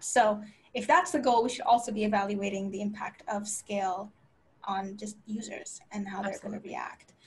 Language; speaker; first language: English; native; English